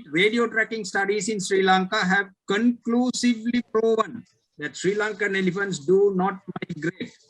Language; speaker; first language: English; non-native, local second language; Sinhala